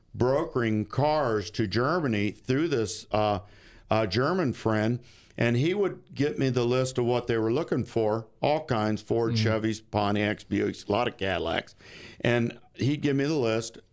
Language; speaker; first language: English; native; English